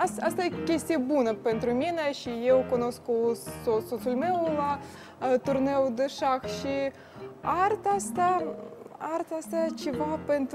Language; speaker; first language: Romanian; non-native, learner; Russian